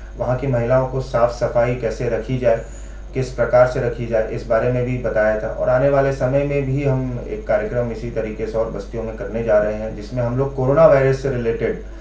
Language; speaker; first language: Hindi; native; Hindi